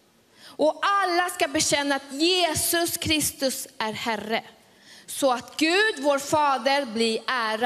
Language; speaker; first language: Swedish; early bilingual, other home language; Spanish